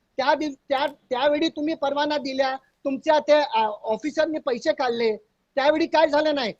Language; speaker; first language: Marathi; non-native, local second language; Hindi